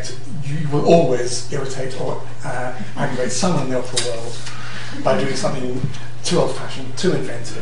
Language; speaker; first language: English; native; English